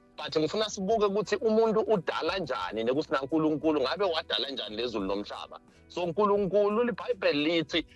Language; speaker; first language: Zulu; non-native, local second language; Swati